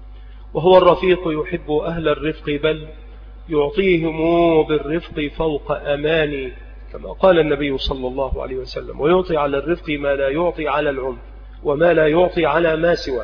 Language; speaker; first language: Arabic; native; Arabic